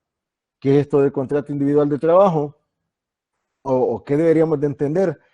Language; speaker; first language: Spanish; native; Spanish